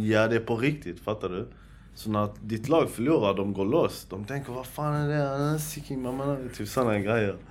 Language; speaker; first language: Swedish; early bilingual, other home language; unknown